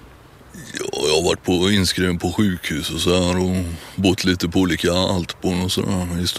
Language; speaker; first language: Swedish; native; Swedish